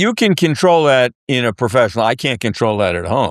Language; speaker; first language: English; native; English